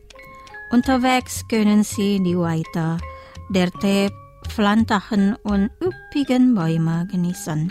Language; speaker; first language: German; non-native, fluent; Indonesian